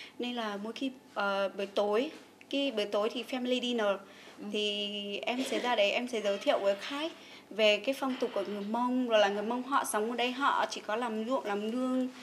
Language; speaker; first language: Vietnamese; non-native, local second language; Hmong